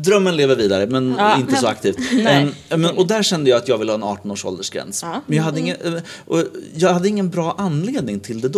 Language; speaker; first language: Swedish; native; Swedish